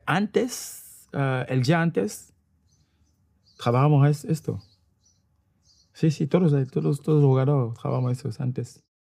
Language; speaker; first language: Spanish; non-native, learner; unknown